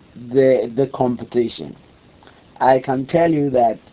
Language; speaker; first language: English; non-native, local second language; Akan